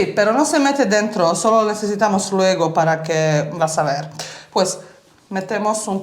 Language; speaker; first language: Spanish; early bilingual, heritage; Bosnian